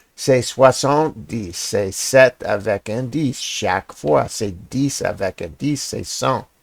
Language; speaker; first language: French; non-native, learner; English